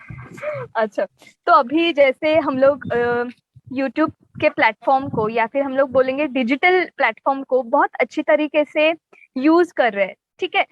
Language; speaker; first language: Hindi; non-native, local second language; Marathi